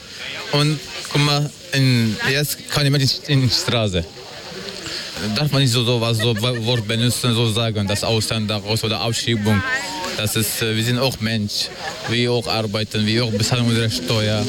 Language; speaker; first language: German; non-native, learner; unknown